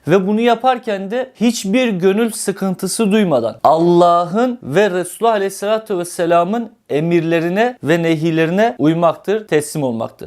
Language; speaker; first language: Turkish; native; Turkish